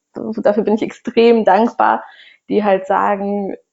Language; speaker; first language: German; non-native, fluent; Russian